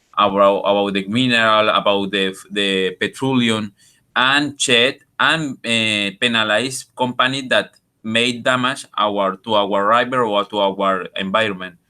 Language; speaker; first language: English; non-native, learner; Spanish